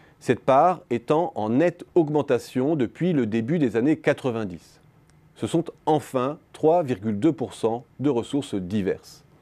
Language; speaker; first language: French; native; French